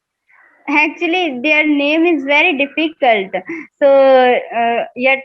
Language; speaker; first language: English; non-native, learner; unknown